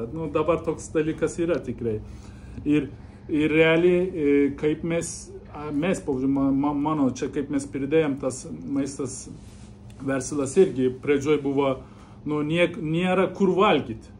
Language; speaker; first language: Lithuanian; non-native, learner; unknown